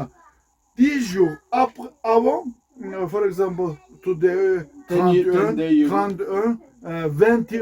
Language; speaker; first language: English; non-native, learner; Turkish